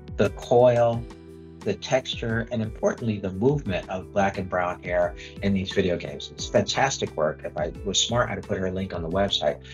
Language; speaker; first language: English; native; English